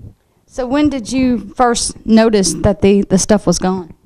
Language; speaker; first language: English; native; English